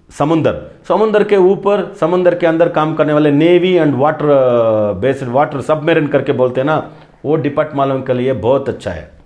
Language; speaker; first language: Hindi; non-native, local second language; Kannada